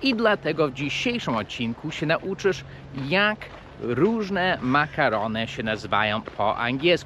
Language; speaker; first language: Polish; early bilingual, heritage; Polish